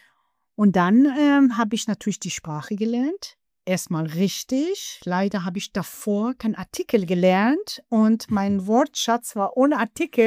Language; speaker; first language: German; non-native, fluent; Persian